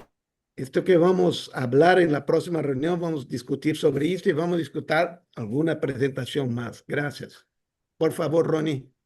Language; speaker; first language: Spanish; non-native, fluent; Portuguese